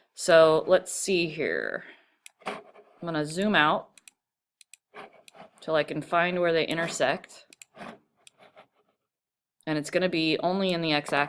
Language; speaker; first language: English; native; English